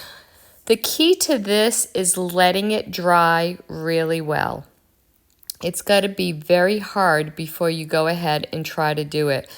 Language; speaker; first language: English; native; English